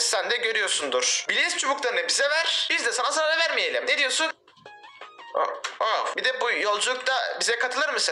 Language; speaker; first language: Turkish; native; Turkish